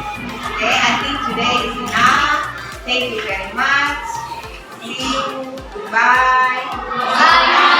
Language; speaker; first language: English; non-native, fluent; Indonesian